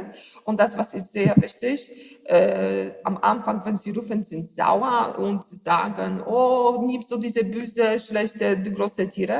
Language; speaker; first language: German; non-native, learner; Polish